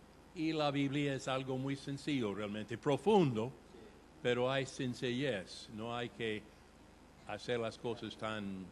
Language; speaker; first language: Spanish; non-native, fluent; English